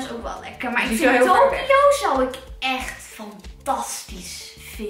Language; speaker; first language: Dutch; native; Dutch